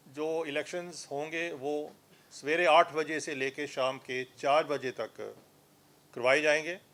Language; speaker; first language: Hindi; non-native, local second language; Punjabi